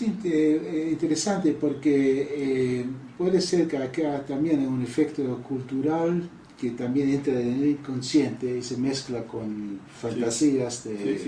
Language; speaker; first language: Spanish; non-native, fluent; English